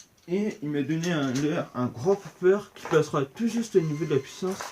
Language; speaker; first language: French; native; French